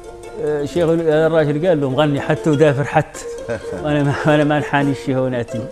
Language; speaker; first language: Arabic; native; Arabic